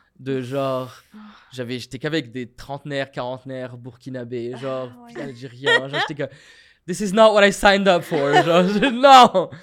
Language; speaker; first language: French; non-native, local second language; Arabic